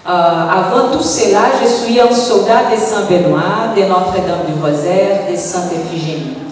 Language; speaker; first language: French; non-native, fluent; Portuguese